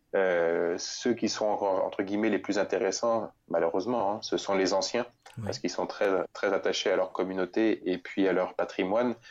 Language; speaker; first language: French; native; French